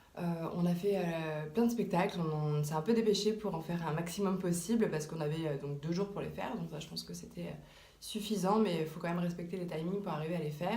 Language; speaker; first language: French; native; French